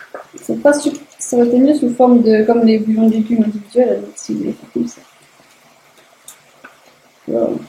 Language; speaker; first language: French; native; French